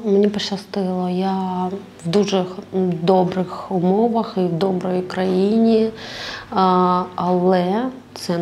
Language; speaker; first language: Ukrainian; non-native, local second language; Russian